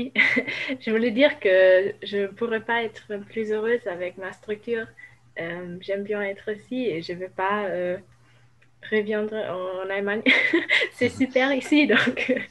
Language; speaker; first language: French; non-native, fluent; German